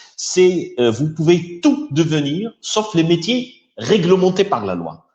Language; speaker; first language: French; non-native, local second language; Arabic